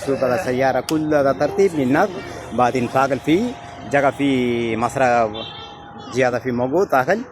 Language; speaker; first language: Arabic; non-native, learner; Malayalam